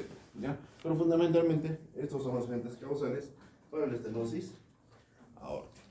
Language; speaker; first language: Spanish; native; Spanish